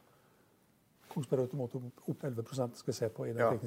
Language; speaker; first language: Norwegian; native; Norwegian